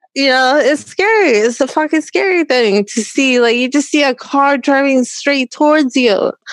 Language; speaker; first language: English; early bilingual, other home language; Spanish